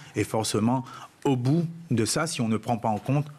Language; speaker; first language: French; non-native, local second language; Réunion Creole French